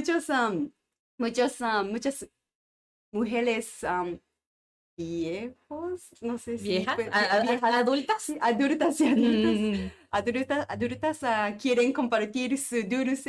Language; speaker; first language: Spanish; non-native, learner; Japanese